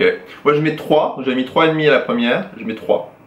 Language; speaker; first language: French; native; French